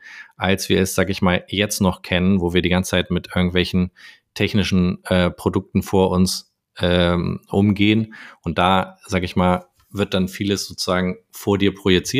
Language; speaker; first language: German; native; German